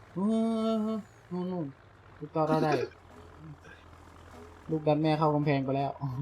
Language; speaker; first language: Thai; native; Thai